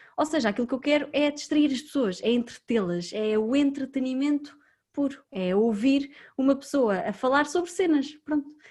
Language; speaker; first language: Portuguese; native; Portuguese